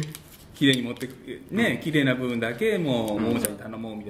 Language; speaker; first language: Japanese; native; Japanese